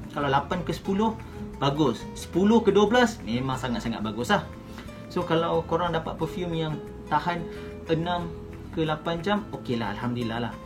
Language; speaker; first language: Malay; native; Malay